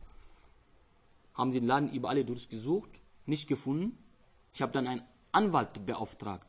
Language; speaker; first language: German; non-native, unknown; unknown